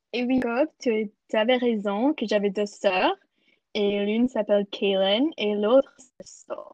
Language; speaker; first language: French; non-native, learner; English